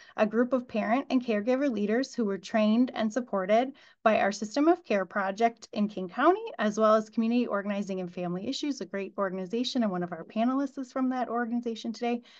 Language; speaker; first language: English; native; English